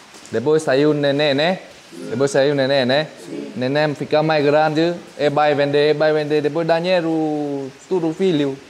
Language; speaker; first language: Portuguese; non-native, learner; Vietnamese